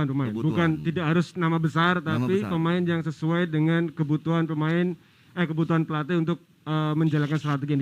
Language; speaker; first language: Indonesian; native; Indonesian